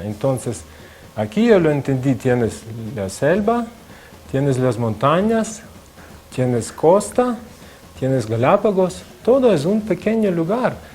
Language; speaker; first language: Spanish; non-native, fluent; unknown